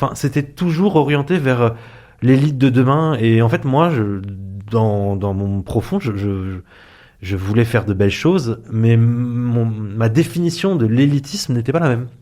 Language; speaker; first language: French; early bilingual, other home language; Arabic